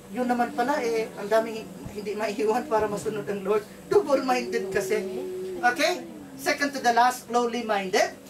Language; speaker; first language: Filipino; non-native, local second language; Cebuano